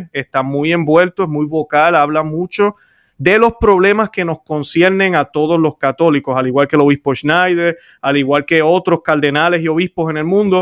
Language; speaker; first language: Spanish; native; Spanish